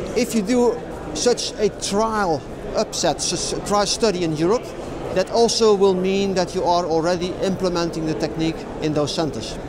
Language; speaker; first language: English; non-native, fluent; Dutch